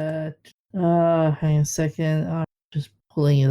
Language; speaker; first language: English; native; English